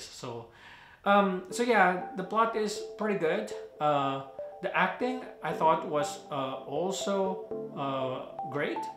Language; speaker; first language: English; non-native, local second language; Filipino